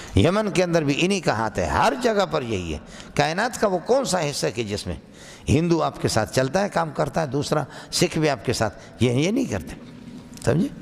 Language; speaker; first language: Urdu; non-native, local second language; Brahui